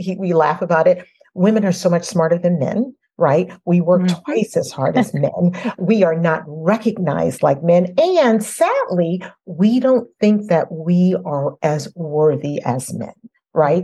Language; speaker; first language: English; native; English